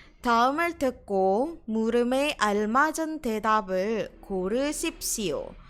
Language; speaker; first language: Korean; non-native, fluent; Indonesian